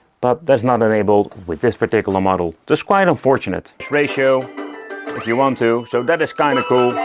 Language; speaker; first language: English; non-native, fluent; Dutch